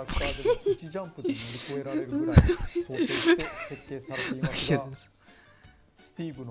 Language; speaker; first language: Japanese; native; Japanese